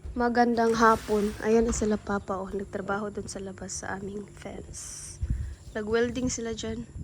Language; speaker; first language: Filipino; non-native, local second language; Cebuano